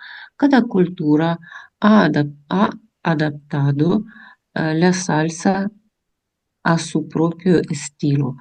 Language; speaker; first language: Spanish; non-native, learner; Russian